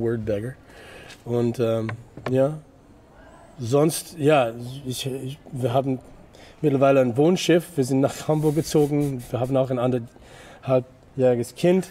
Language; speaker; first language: German; non-native, fluent; English